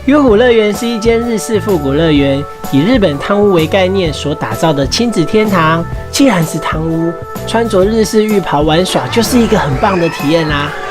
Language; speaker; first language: Chinese; native; Chinese